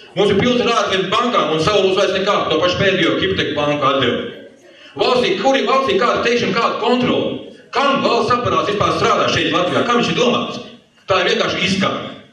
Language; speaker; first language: Latvian; native; Latvian